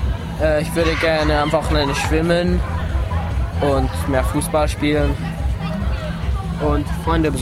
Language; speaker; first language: German; non-native, learner; English